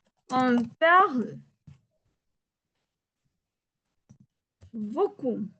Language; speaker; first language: French; non-native, learner; Spanish